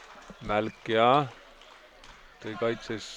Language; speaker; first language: Estonian; native; Estonian